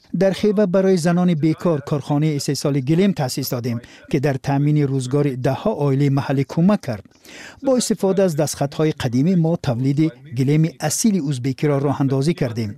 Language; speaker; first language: Persian; non-native, fluent; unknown